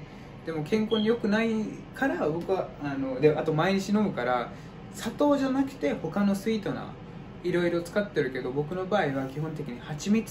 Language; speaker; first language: Japanese; non-native, fluent; English